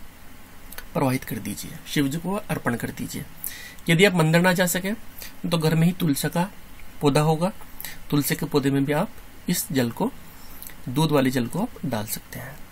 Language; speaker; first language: Hindi; native; Hindi